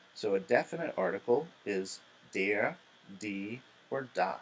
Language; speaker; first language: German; non-native, fluent; English